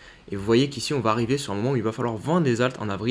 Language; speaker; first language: French; native; French